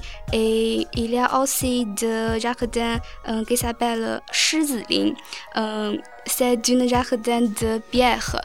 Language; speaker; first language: French; non-native, learner; Chinese